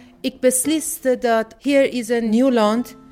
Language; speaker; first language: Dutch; non-native, learner; Persian